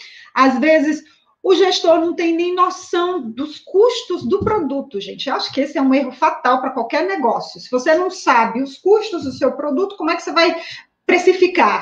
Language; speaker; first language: Portuguese; native; Portuguese